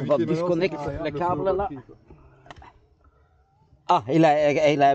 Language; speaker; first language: French; non-native, local second language; Dutch